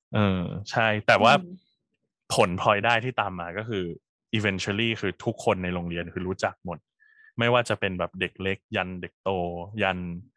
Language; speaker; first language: Thai; native; Thai